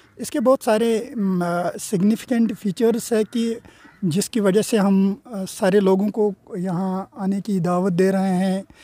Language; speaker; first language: Urdu; non-native, local second language; Kashmiri